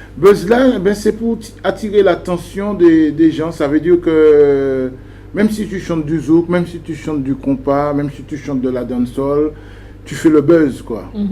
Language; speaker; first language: French; native; French